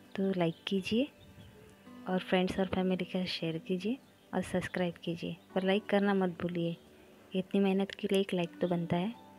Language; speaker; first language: Hindi; non-native, local second language; Marathi